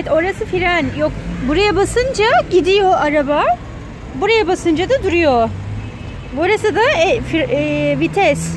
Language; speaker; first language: Turkish; native; Turkish